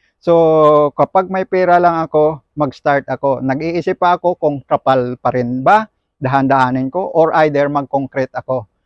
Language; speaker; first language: Filipino; non-native, local second language; Hiligaynon